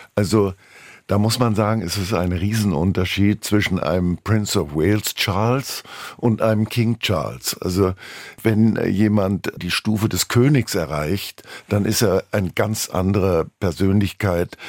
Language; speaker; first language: German; native; German